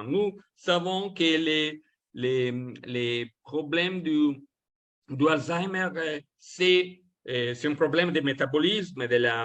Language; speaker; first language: French; non-native, learner; Italian